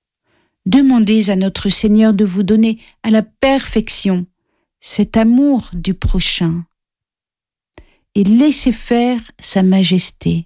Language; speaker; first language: French; native; French